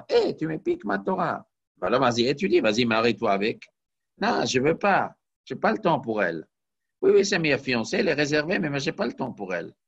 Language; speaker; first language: French; native; French